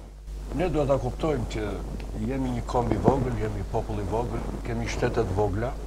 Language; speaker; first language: Albanian; native; Albanian